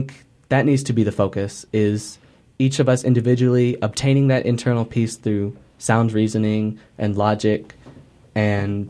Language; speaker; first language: English; native; English